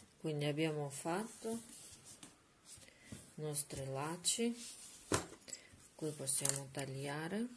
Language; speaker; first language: Italian; non-native, learner; Russian